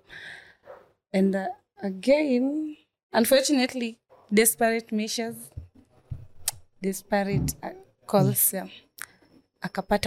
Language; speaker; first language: English; non-native, local second language; Swahili